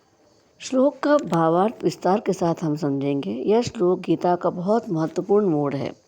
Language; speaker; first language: Hindi; native; Hindi